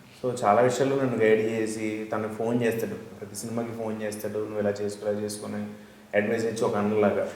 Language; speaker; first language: Telugu; native; Telugu